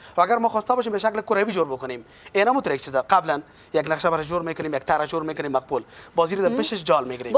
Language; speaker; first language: Persian; native; Persian